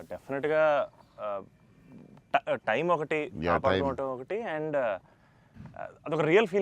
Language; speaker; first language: Telugu; native; Telugu